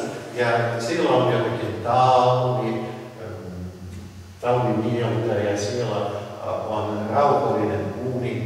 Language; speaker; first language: Finnish; non-native, learner; Russian